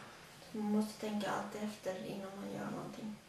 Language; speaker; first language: Swedish; early bilingual, other home language; Latvian